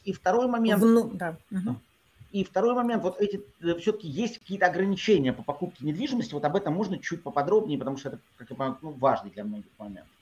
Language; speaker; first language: Russian; native; Russian